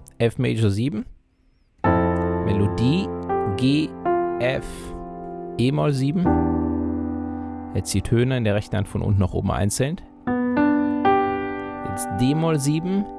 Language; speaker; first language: German; native; German